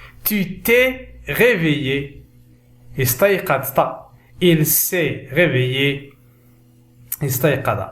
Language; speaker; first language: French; non-native, local second language; Arabic